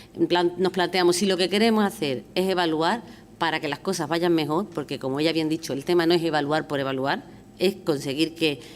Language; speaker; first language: Spanish; native; Spanish